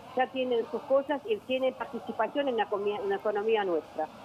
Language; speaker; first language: Spanish; non-native, fluent; Russian